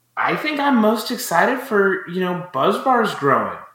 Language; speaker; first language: English; native; English